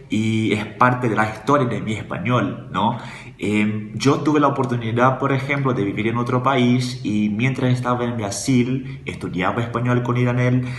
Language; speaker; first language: Spanish; non-native, fluent; Portuguese